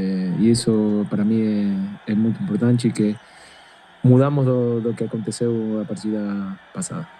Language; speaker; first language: Portuguese; non-native, fluent; Spanish